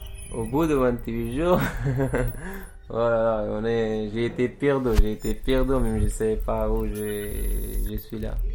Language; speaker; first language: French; non-native, learner; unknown